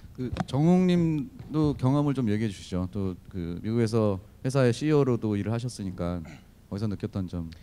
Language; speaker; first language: Korean; native; Korean